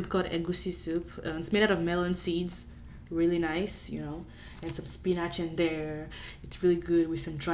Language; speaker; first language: English; non-native, local second language; Yoruba